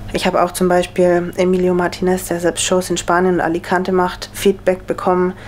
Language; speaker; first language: German; native; German